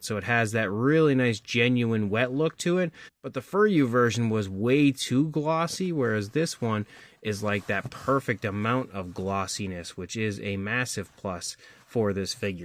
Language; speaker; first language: English; native; English